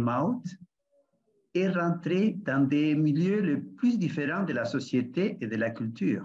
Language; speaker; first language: French; non-native, fluent; Spanish